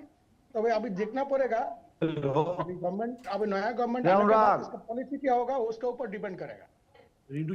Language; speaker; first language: Hindi; non-native, local second language; Bangla